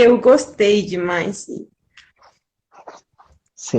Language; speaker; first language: Portuguese; non-native, fluent; Spanish